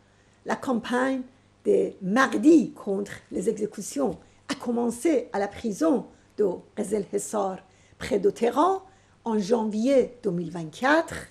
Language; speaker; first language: French; non-native, fluent; Persian